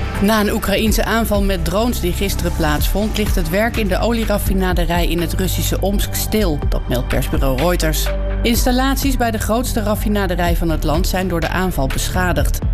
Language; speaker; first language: Dutch; native; Dutch